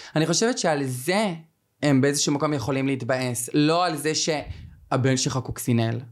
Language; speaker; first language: Hebrew; native; Hebrew